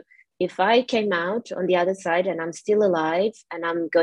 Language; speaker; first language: English; non-native, fluent; Portuguese